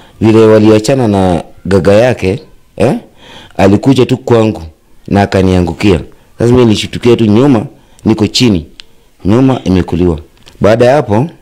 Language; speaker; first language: Swahili; non-native, local second language; Luyia